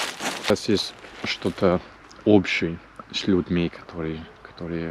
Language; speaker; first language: Russian; non-native, learner; English